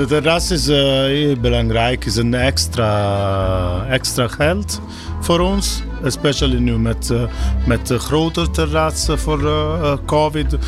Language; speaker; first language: Dutch; non-native, learner; Italian